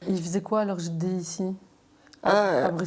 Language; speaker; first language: French; native; French